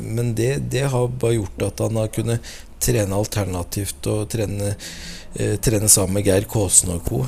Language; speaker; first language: Norwegian; native; Norwegian